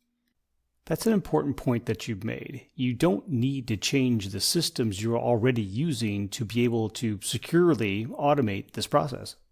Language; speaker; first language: English; native; English